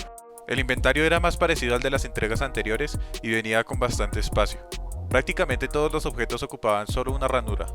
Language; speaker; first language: Spanish; native; Spanish